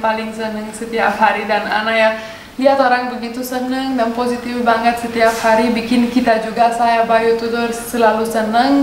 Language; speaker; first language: Indonesian; non-native, learner; Russian